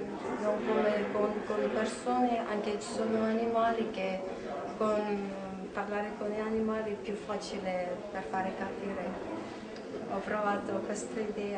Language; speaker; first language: Italian; non-native, learner; Armenian